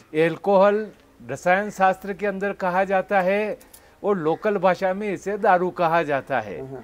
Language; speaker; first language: Hindi; native; Hindi